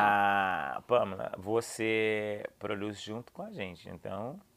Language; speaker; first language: Portuguese; non-native, fluent; English